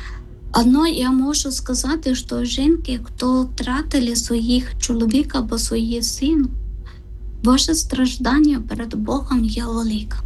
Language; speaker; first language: Ukrainian; non-native, learner; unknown